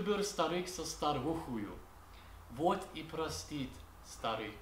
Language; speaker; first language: Russian; non-native, learner; English